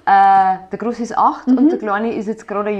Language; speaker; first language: German; native; German